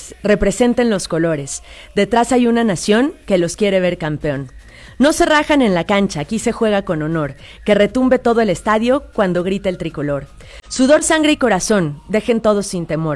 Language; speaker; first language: Spanish; native; Spanish